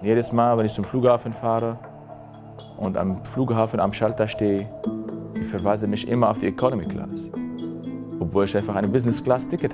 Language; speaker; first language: German; non-native, fluent; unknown